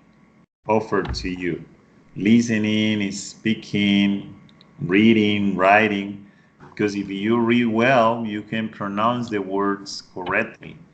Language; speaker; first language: English; non-native, fluent; Spanish